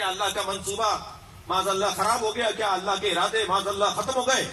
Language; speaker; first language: Urdu; native; Urdu